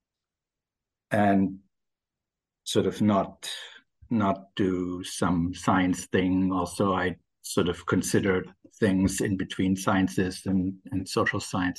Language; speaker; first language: English; non-native, fluent; German